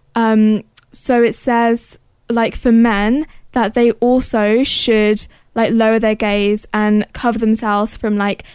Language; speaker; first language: English; early bilingual, other home language; Arabic